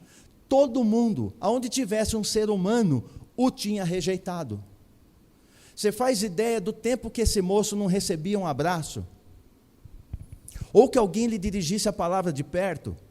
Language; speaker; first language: Portuguese; native; Portuguese